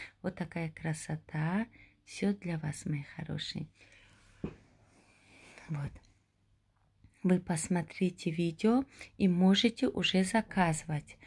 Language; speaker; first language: Russian; non-native, local second language; Tajik